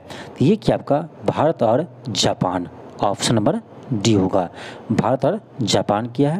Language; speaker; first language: Hindi; native; Hindi